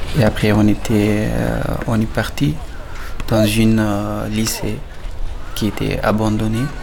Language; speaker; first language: French; non-native, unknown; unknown